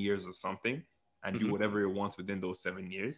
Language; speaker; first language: English; non-native, local second language; Yoruba